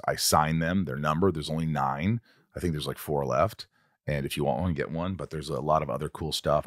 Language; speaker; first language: English; native; English